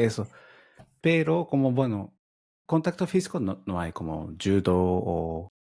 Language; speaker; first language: Spanish; non-native, fluent; Japanese